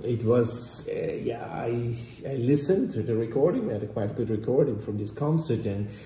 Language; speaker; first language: English; non-native, fluent; German